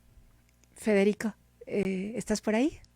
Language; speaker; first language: Spanish; native; Spanish